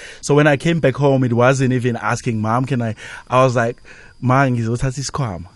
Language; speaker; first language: English; non-native, local second language; Zulu